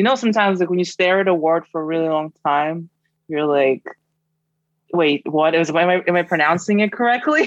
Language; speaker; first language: English; non-native, fluent; Kazakh